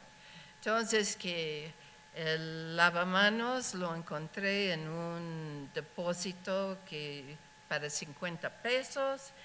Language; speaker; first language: Spanish; non-native, fluent; English